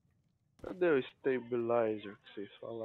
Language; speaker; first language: Portuguese; native; Portuguese